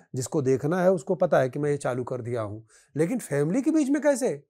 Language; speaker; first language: Hindi; native; Hindi